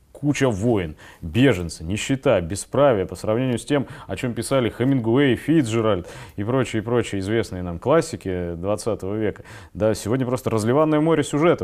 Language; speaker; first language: Russian; native; Russian